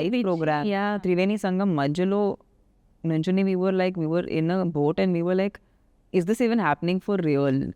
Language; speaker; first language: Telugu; non-native, local second language; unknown